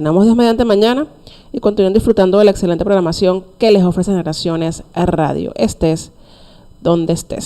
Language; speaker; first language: Spanish; native; Spanish